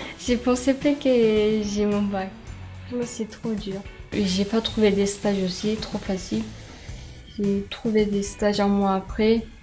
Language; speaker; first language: French; non-native, learner; Turkish